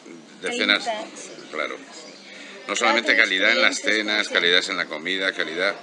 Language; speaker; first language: Spanish; native; Spanish